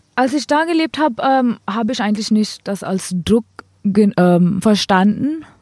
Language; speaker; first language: German; non-native, fluent; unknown